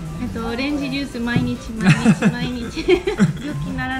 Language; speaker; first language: Japanese; non-native, fluent; Spanish